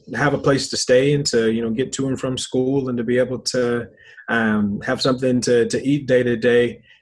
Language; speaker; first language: English; native; English